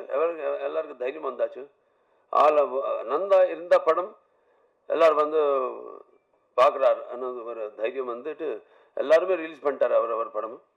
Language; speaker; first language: Tamil; non-native, learner; Telugu